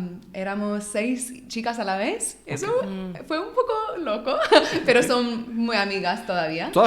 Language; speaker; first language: Spanish; non-native, learner; English